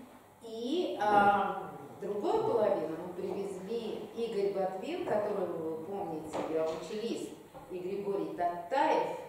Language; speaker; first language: Russian; native; Russian